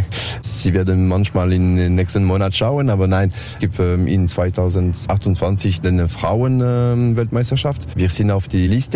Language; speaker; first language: German; non-native, learner; French